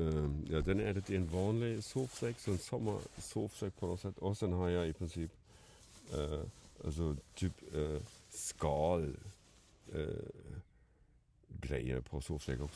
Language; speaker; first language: Swedish; non-native, fluent; German